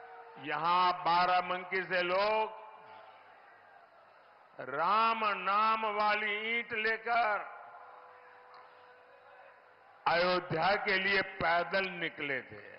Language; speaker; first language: Hindi; non-native, local second language; Gujarati